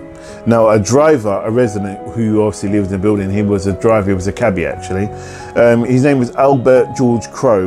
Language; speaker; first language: English; native; English